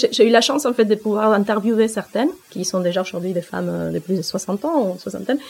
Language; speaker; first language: French; non-native, fluent; Spanish